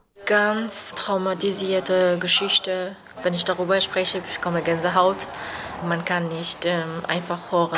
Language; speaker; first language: German; non-native, fluent; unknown